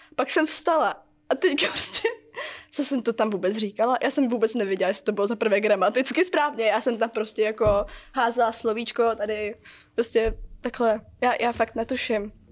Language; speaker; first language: Czech; native; Czech